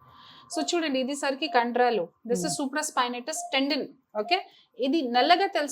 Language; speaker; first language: Telugu; non-native, fluent; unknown